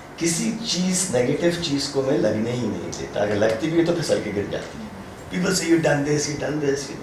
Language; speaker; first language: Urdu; native; Urdu